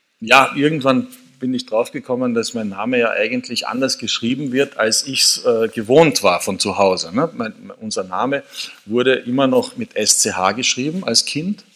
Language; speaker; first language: German; native; German